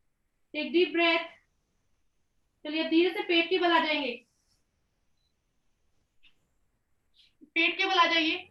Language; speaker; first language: Hindi; native; Hindi